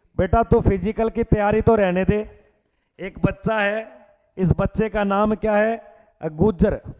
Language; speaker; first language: Hindi; native; Hindi